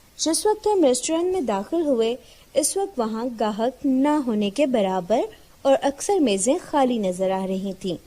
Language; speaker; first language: Urdu; native; Urdu